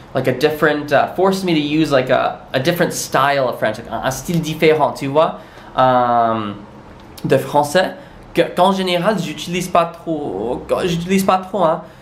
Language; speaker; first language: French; non-native, local second language; English